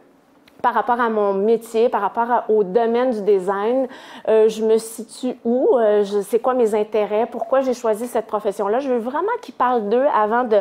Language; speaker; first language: French; native; French